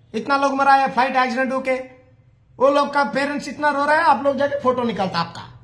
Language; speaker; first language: Hindi; non-native, local second language; Telugu